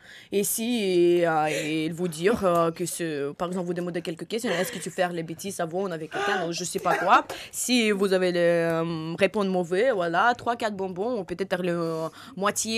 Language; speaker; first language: French; non-native, learner; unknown